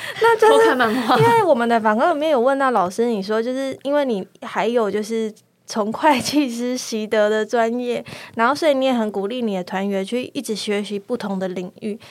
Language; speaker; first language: Chinese; native; Chinese